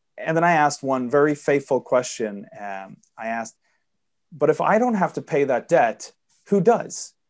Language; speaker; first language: English; early bilingual, heritage; Swedish